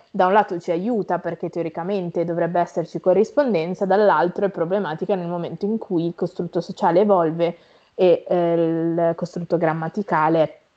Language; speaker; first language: Italian; native; Italian